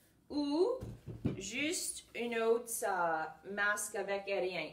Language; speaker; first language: French; non-native, learner; English